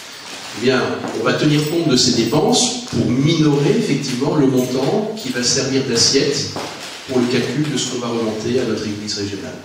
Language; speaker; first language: French; native; French